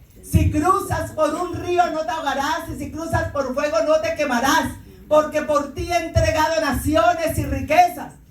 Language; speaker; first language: Spanish; native; Spanish